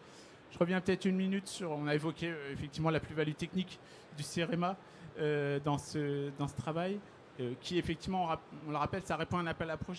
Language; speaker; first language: French; native; French